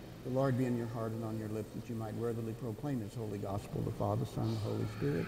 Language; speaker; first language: English; native; English